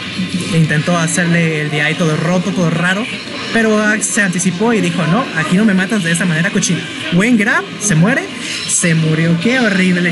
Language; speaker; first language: Spanish; native; Spanish